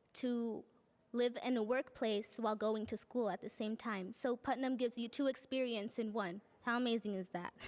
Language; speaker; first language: English; non-native, fluent; Spanish